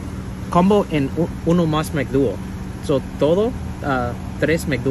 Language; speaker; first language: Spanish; non-native, learner; English